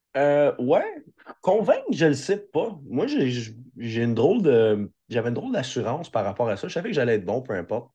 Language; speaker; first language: French; native; French